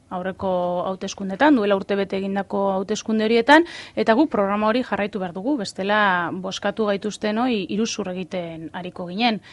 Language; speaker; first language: Basque; native; Basque